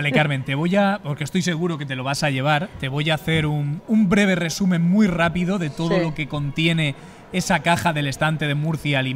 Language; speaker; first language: Spanish; native; Spanish